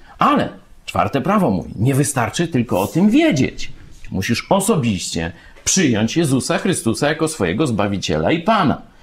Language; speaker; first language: Polish; native; Polish